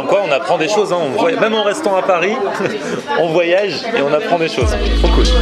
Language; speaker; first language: French; native; French